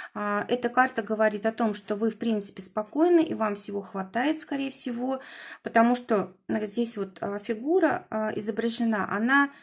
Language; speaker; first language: Russian; native; Russian